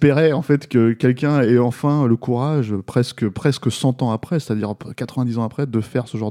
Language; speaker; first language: French; native; French